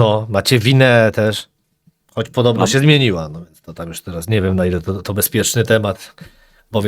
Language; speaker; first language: Polish; native; Polish